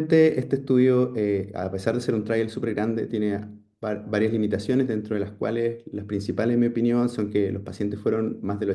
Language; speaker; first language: Spanish; native; Spanish